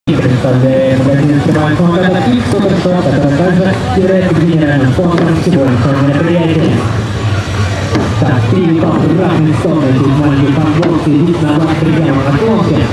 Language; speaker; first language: Russian; native; Russian